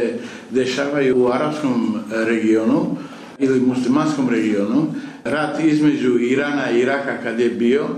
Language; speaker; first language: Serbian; non-native, fluent; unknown